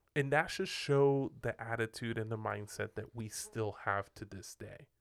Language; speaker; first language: English; non-native, fluent; Spanish